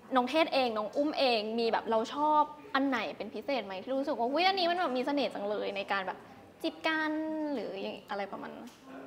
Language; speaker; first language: Thai; native; Thai